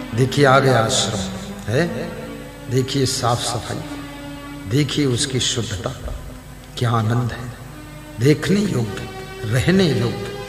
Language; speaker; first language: Hindi; native; Hindi